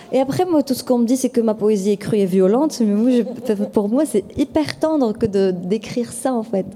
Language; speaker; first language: French; non-native, local second language; Arabic